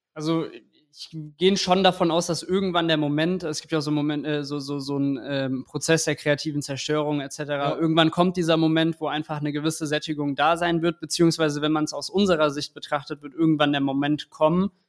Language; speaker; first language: German; native; German